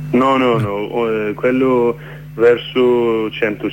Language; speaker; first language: Italian; non-native, learner; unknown